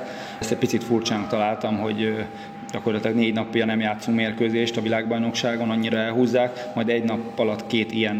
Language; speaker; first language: Hungarian; native; Hungarian